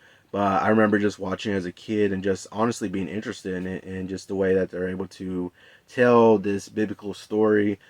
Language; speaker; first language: English; native; English